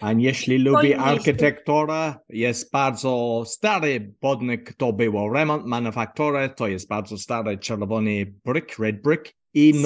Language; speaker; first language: Polish; non-native, learner; English